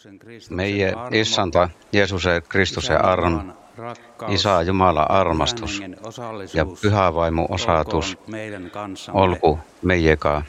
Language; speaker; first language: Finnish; non-native, learner; Estonian